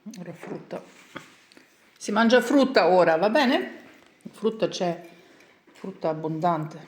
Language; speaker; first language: Italian; non-native, learner; Ukrainian